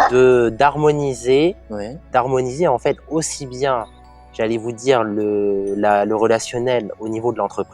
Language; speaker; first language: French; native; French